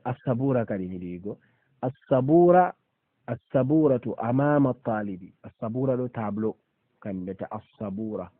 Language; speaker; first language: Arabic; non-native, fluent; Fula